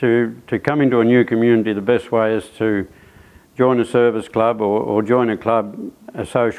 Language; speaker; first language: English; native; English